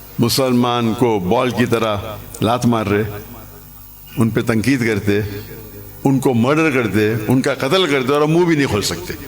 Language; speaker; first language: Urdu; non-native, local second language; English